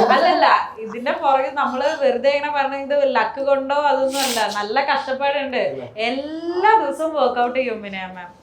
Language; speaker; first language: Malayalam; native; Malayalam